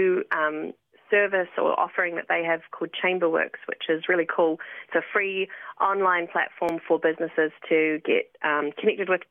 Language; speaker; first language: English; native; English